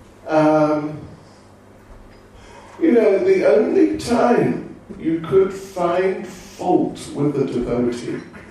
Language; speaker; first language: English; native; English